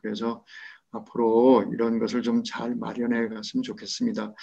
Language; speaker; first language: Korean; native; Korean